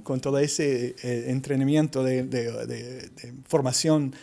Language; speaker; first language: Spanish; early bilingual, heritage; English